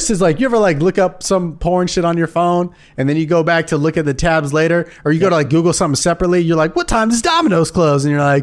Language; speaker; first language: English; native; English